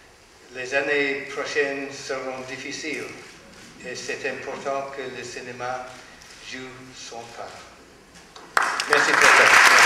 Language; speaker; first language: French; non-native, learner; English